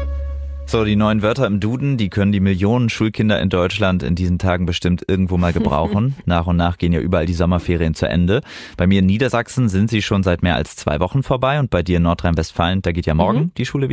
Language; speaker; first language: German; native; German